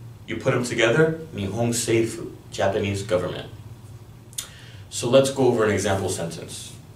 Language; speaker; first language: English; early bilingual, other home language; Spanish